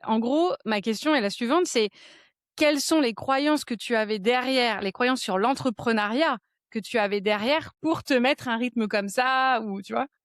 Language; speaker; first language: French; native; French